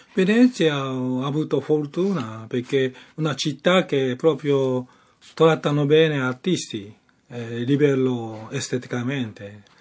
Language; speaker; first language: Italian; non-native, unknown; Japanese